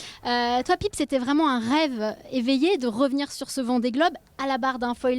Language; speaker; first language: French; native; French